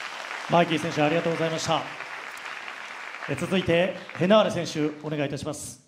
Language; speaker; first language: Japanese; native; Japanese